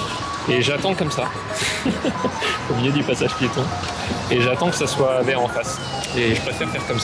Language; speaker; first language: French; native; French